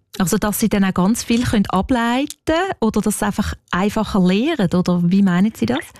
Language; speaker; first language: German; native; German